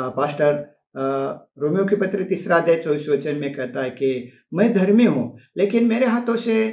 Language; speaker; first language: Hindi; non-native, local second language; Marathi